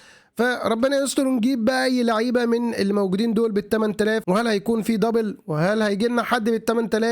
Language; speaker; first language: Arabic; native; Arabic